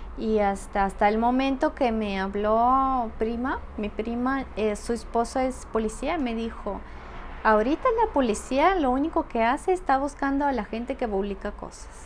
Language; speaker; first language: Spanish; non-native, fluent; Russian